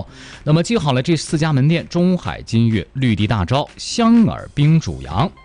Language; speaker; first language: Chinese; native; Chinese